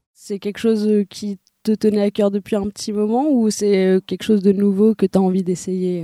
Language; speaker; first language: French; native; French